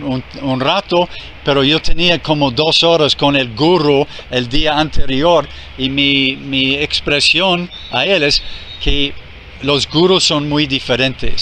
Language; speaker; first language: Spanish; non-native, fluent; English